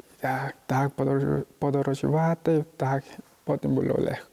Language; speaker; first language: Ukrainian; non-native, learner; Spanish